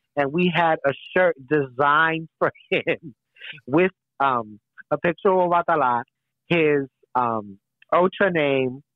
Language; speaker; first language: English; native; English